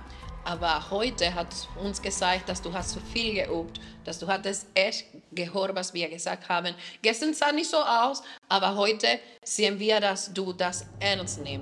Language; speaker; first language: German; non-native, fluent; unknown